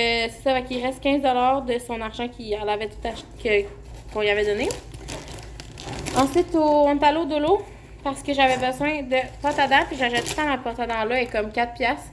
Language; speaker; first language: French; native; French